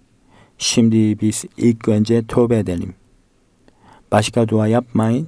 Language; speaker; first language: Turkish; non-native, learner; Korean